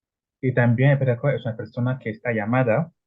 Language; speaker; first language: Spanish; non-native, learner; Italian